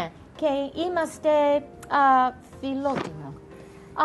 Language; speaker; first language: Greek; non-native, learner; English